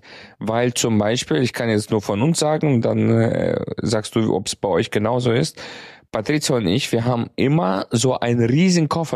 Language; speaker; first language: German; native; German